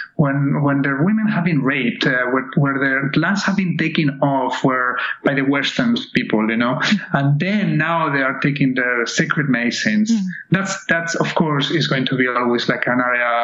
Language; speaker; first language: English; non-native, fluent; Spanish